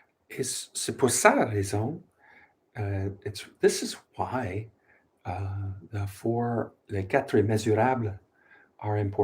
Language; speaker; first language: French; non-native, learner; English